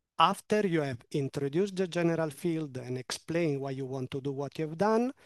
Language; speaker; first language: English; non-native, fluent; Italian